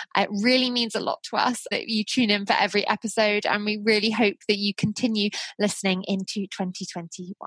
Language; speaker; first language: English; native; English